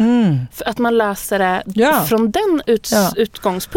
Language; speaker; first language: Swedish; native; Swedish